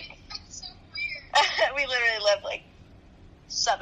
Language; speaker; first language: English; native; English